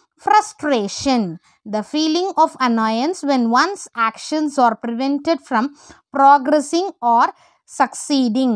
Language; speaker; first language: English; non-native, local second language; Tamil